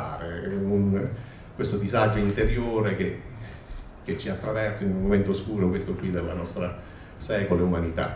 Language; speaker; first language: Italian; native; Italian